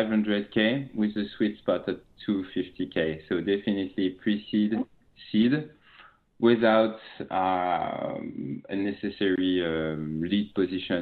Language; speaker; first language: English; non-native, fluent; French